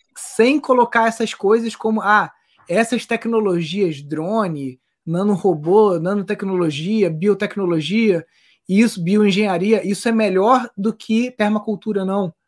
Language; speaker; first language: Portuguese; native; Portuguese